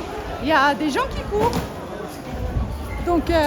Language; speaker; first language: French; native; French